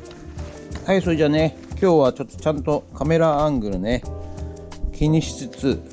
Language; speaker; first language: Japanese; native; Japanese